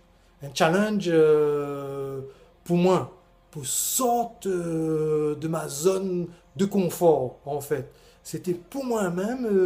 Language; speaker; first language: French; non-native, local second language; Réunion Creole French